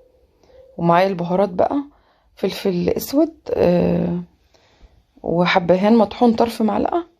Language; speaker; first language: Arabic; native; Arabic